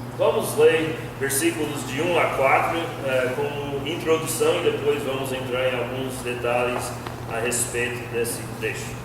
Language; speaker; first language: Portuguese; non-native, fluent; English